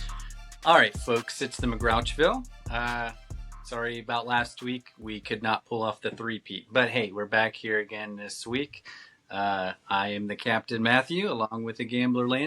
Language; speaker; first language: English; native; English